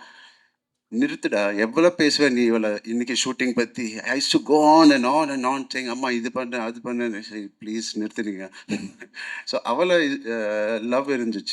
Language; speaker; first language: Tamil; non-native, learner; Telugu